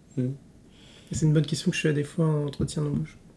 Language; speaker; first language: French; native; French